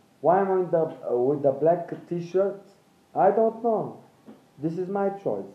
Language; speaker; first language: English; non-native, learner; Bulgarian